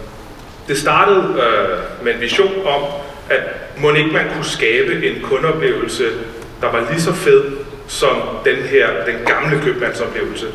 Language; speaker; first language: Danish; native; Danish